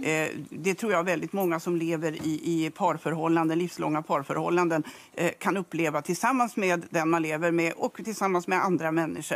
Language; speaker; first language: Swedish; native; Swedish